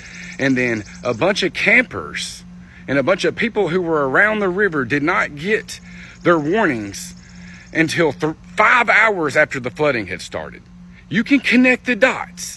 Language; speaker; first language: English; native; English